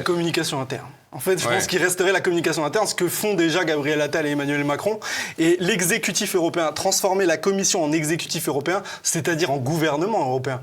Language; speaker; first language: French; native; French